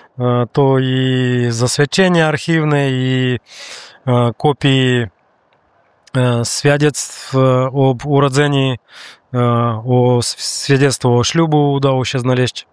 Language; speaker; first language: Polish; non-native, learner; Russian